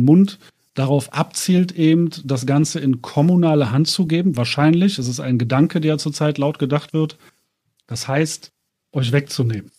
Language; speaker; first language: German; native; German